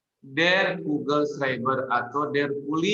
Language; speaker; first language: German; non-native, fluent; Indonesian